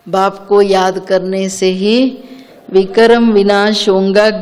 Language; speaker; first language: Hindi; non-native, local second language; Kannada